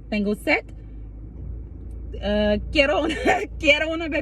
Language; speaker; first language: Spanish; non-native, learner; English